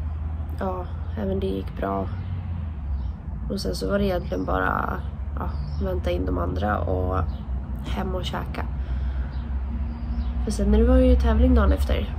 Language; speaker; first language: Swedish; native; Swedish